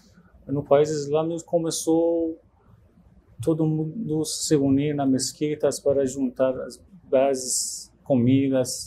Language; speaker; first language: Portuguese; non-native, learner; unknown